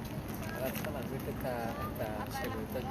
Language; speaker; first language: Hebrew; native; Hebrew